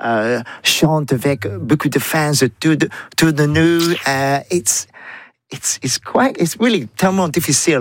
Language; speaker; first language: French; non-native, learner; English